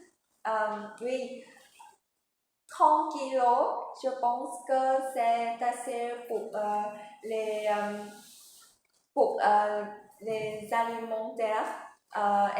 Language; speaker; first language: French; non-native, learner; Vietnamese